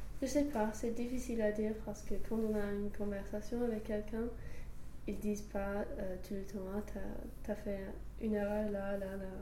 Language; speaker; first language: French; non-native, fluent; English